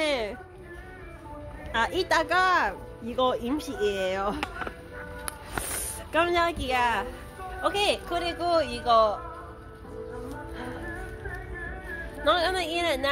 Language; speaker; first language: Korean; non-native, learner; English